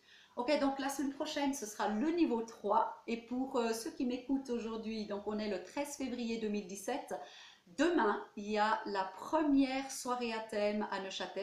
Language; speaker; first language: French; native; French